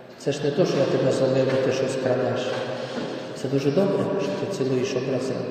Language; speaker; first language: Ukrainian; non-native, fluent; Polish